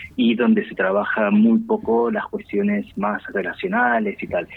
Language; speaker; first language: Spanish; native; Spanish